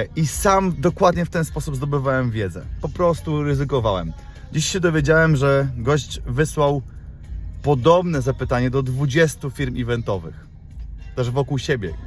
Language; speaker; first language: Polish; native; Polish